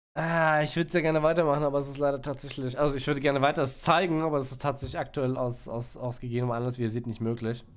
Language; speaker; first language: German; native; German